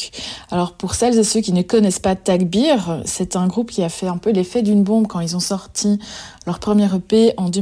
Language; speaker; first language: French; native; French